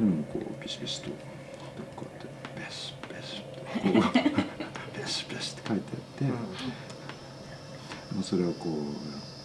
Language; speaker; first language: Japanese; native; Japanese